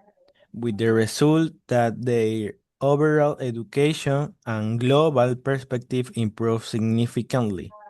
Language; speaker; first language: English; non-native, learner; Spanish